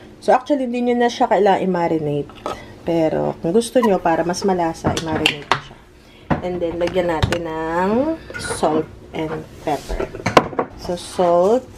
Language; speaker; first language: Filipino; native; Filipino